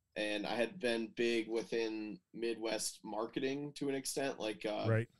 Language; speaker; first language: English; native; English